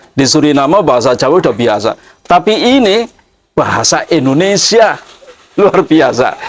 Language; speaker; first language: Indonesian; native; Indonesian